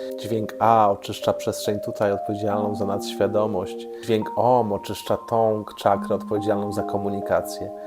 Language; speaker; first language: Polish; native; Polish